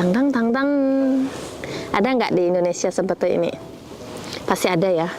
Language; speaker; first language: Indonesian; native; Indonesian